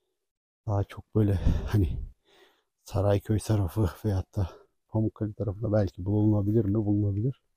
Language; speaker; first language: Turkish; native; Turkish